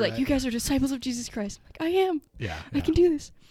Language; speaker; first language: English; native; English